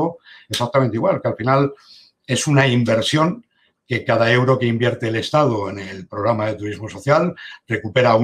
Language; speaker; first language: Spanish; native; Spanish